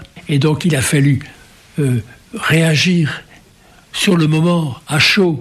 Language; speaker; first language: French; native; French